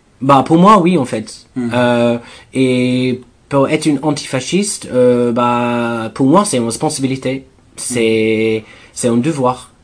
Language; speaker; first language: French; non-native, learner; English